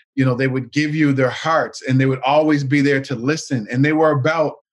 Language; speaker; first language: English; native; English